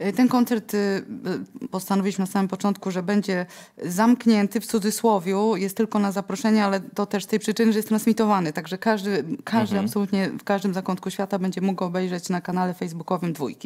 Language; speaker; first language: Polish; native; Polish